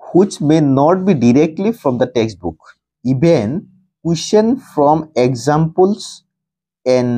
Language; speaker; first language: English; non-native, local second language; Assamese